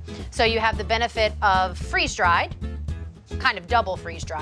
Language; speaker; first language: English; native; English